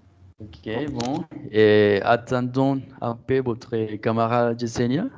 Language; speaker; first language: French; non-native, fluent; Spanish